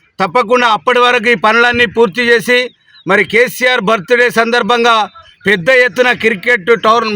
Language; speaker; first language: Telugu; native; Telugu